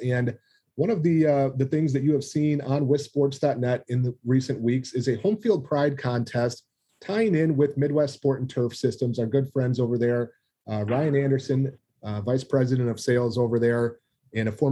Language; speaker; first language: English; native; English